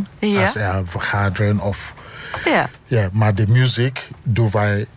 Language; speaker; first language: Dutch; non-native, learner; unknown